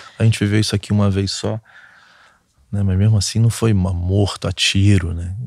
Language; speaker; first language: Portuguese; native; Portuguese